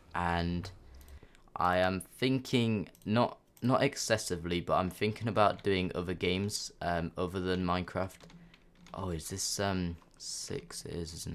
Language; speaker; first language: English; native; English